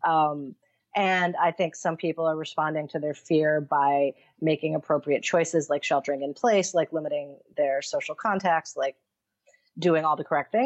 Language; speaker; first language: English; native; English